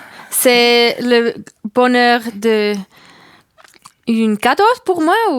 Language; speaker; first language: French; non-native, learner; German